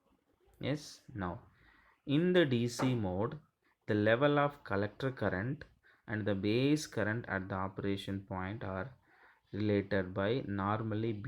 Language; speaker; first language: English; non-native, local second language; Tamil